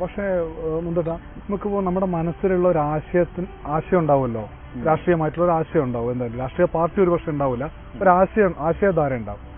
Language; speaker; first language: Malayalam; native; Malayalam